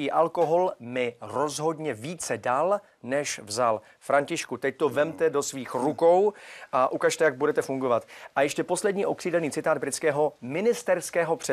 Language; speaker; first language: Czech; native; Czech